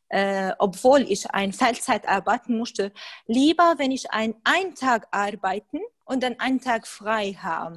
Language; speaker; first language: German; non-native, fluent; Arabic